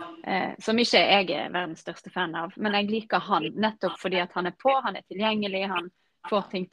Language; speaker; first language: Norwegian; native; Norwegian